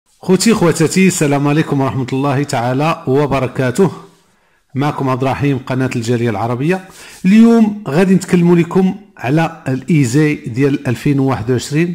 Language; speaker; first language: Arabic; native; Arabic